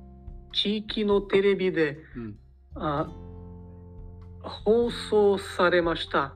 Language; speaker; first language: Japanese; non-native, learner; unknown